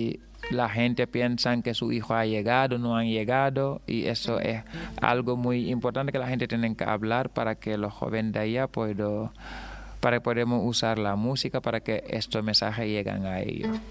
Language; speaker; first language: Spanish; non-native, fluent; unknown